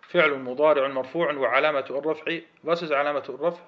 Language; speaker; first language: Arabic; early bilingual, heritage; Arabic